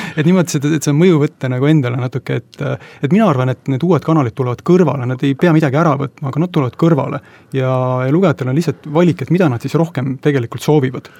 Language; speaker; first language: Estonian; native; Estonian